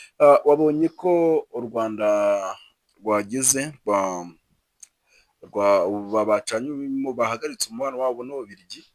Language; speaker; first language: Kinyarwanda; native; Kinyarwanda